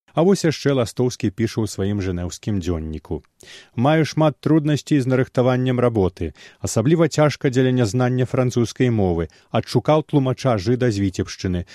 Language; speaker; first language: Belarusian; native; Belarusian